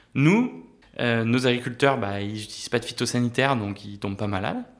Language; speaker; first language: French; native; French